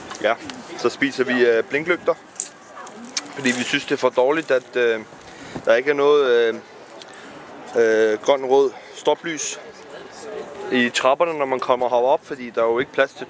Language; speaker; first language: Danish; non-native, fluent; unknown